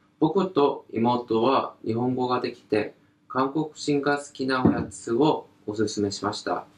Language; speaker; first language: Japanese; non-native, learner; Korean